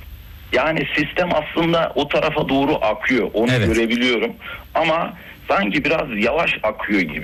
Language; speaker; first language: Turkish; native; Turkish